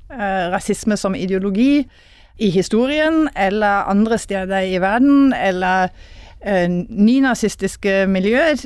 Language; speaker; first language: Norwegian; non-native, fluent; German